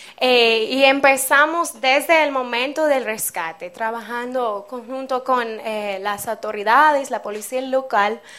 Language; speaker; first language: Spanish; non-native, fluent; English